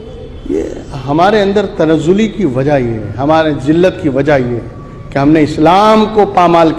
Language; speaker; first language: Urdu; native; Urdu